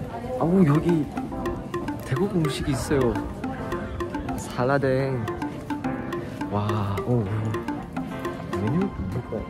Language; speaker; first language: Korean; non-native, fluent; Thai